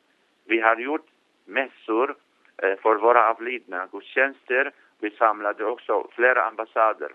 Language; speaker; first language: Swedish; non-native, fluent; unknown